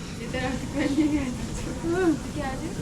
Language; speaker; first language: Turkish; non-native, learner; Korean